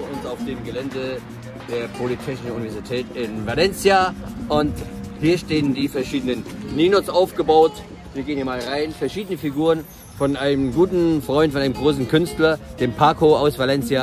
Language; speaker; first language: German; native; German